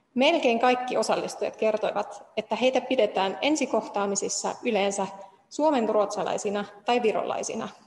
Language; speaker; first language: Finnish; non-native, fluent; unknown